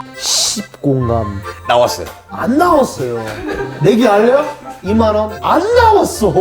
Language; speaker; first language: Korean; non-native, fluent; English